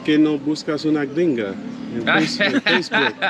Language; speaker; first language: Spanish; non-native, learner; English